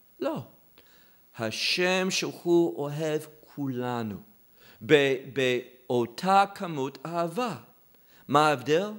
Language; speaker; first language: Hebrew; non-native, fluent; English